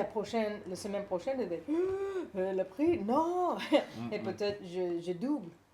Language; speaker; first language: French; non-native, learner; English